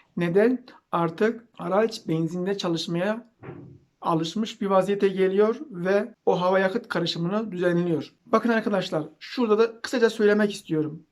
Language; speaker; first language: Turkish; native; Turkish